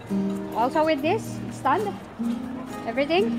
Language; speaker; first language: English; non-native, local second language; Filipino